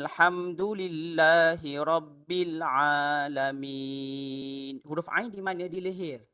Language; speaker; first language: Malay; native; Malay